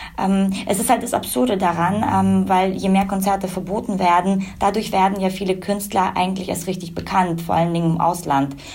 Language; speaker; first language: German; early bilingual, other home language; Russian